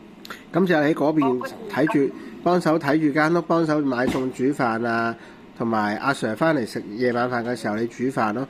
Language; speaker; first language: Cantonese; native; Cantonese